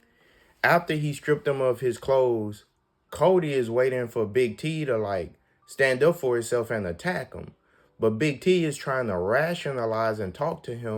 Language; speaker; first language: English; native; English